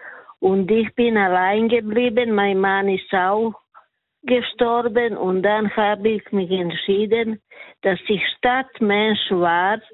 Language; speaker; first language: German; non-native, learner; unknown